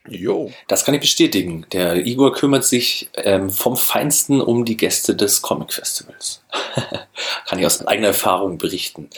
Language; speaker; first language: German; native; German